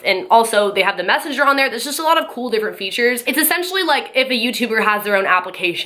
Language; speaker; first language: English; native; English